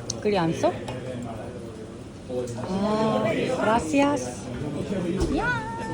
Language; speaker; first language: Spanish; non-native, learner; Korean